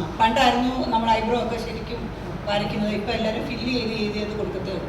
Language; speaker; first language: Malayalam; native; Malayalam